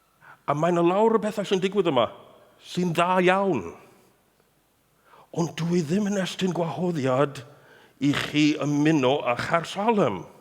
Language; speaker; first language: Welsh; non-native, fluent; English